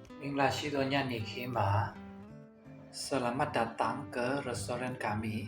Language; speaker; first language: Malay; non-native, learner; Burmese